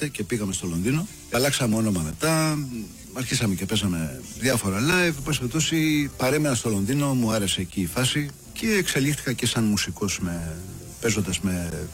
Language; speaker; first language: Greek; non-native, local second language; English